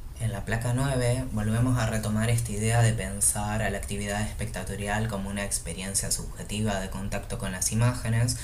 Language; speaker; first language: Spanish; native; Spanish